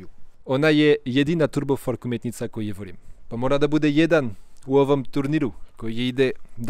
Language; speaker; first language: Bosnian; non-native, fluent; French